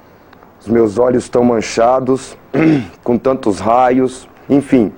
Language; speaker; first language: Portuguese; native; Portuguese